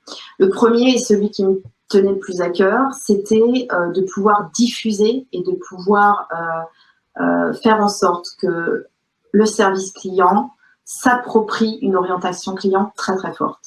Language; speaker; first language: French; native; French